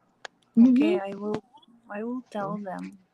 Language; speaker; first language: English; non-native, learner; Ukrainian